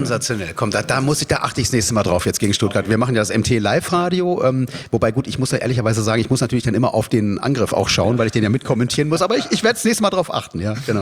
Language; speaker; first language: German; native; German